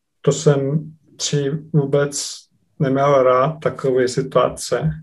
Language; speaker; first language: Czech; non-native, learner; Estonian